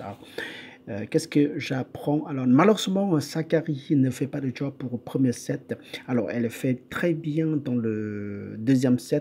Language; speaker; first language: French; non-native, fluent; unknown